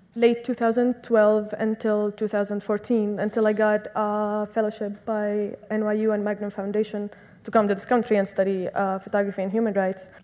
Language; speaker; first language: English; non-native, fluent; Arabic